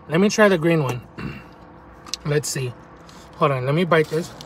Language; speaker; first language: English; early bilingual, other home language; Spanish